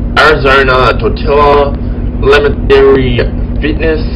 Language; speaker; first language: English; native; English